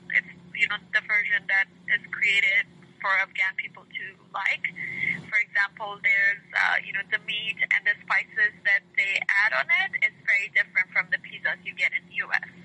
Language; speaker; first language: English; native; English